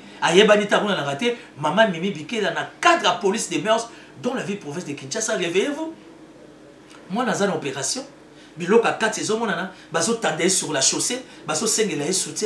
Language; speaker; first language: French; non-native, local second language; Lingala